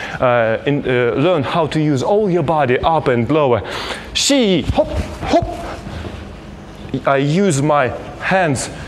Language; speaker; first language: English; non-native, fluent; Russian